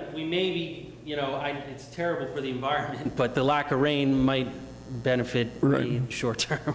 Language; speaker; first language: English; native; English